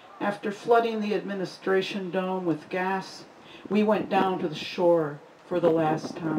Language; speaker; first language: English; native; English